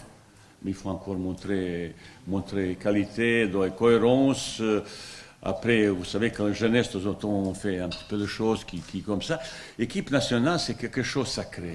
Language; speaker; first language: French; non-native, fluent; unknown